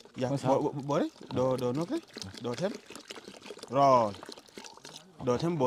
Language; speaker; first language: Vietnamese; non-native, fluent; Portuguese